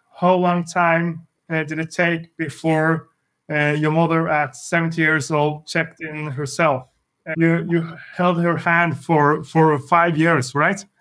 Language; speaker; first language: English; non-native, fluent; Norwegian